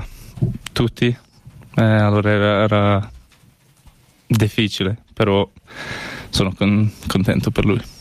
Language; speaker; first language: Italian; non-native, learner; English